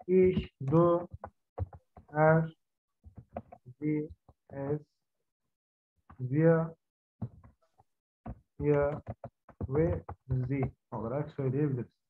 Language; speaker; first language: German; non-native, fluent; Turkish